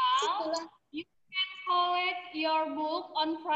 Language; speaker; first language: English; non-native, learner; Indonesian